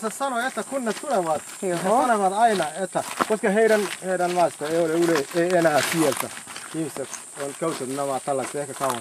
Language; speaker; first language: Finnish; non-native, learner; Somali